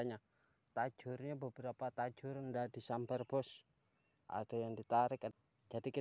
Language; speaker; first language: Indonesian; native; Indonesian